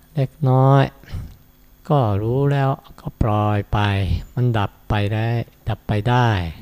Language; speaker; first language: Thai; non-native, fluent; Japanese